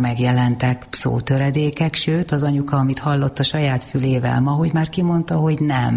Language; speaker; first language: Hungarian; native; Hungarian